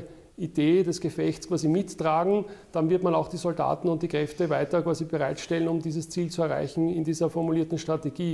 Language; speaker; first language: German; native; German